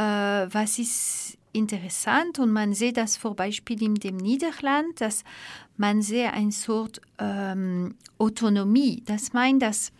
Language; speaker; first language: German; non-native, learner; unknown